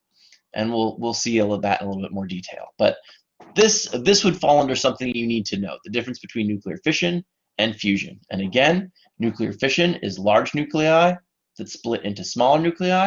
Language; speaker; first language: English; native; English